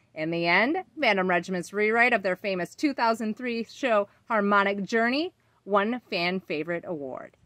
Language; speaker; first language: English; native; English